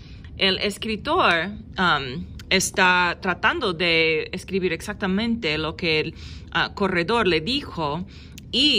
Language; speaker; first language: Spanish; non-native, fluent; English